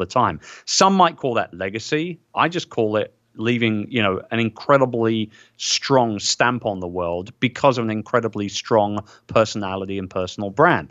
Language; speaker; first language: English; native; English